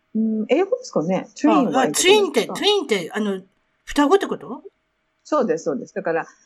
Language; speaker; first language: Japanese; native; Japanese